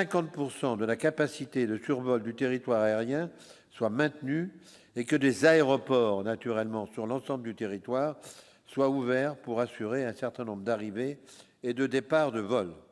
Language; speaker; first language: French; native; French